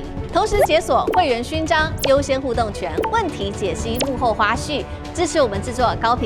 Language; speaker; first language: Chinese; native; Chinese